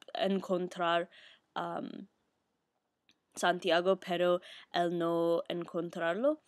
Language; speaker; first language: Spanish; non-native, learner; English